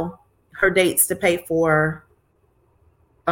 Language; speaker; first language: English; native; English